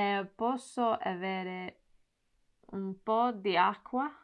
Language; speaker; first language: Italian; non-native, learner; English